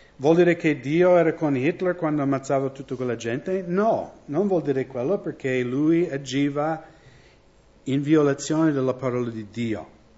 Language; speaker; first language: Italian; non-native, fluent; English